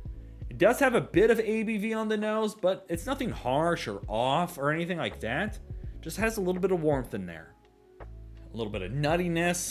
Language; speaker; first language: English; native; English